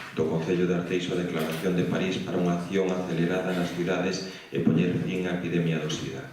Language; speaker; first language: Galician; non-native, local second language; Spanish